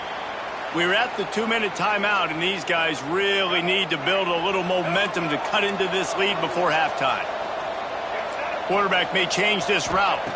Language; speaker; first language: English; native; English